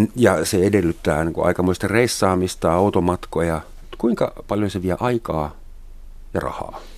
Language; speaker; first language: Finnish; non-native, fluent; German